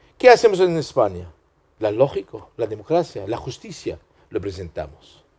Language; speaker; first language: Spanish; non-native, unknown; Arabic